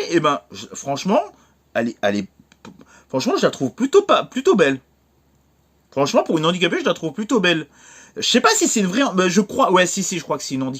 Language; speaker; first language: French; native; French